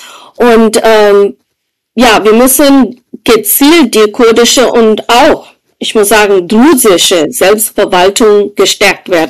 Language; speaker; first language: German; non-native, fluent; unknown